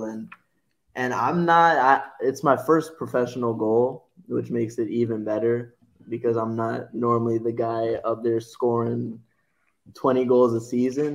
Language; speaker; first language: English; native; English